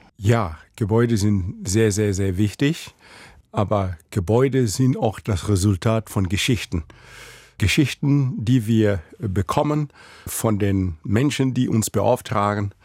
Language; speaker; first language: German; non-native, fluent; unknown